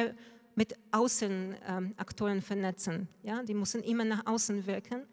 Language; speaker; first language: German; non-native, fluent; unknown